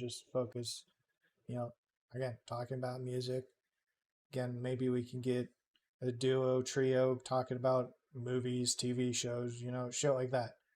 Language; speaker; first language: English; native; English